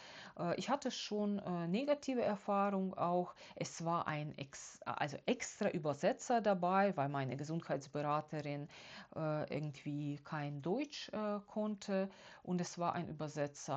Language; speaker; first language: German; non-native, fluent; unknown